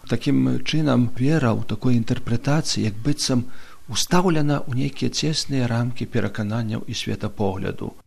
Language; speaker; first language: Belarusian; non-native, local second language; Polish